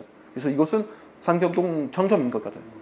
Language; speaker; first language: Korean; non-native, fluent; French